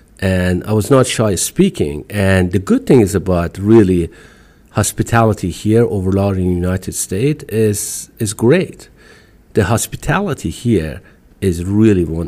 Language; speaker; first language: English; non-native, fluent; Persian